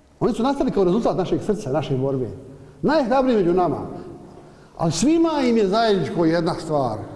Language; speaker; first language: Bosnian; native; Bosnian